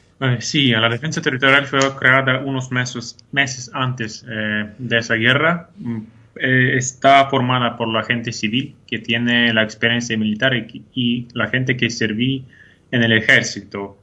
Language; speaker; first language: Spanish; non-native, fluent; Ukrainian